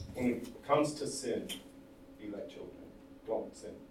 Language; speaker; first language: English; native; English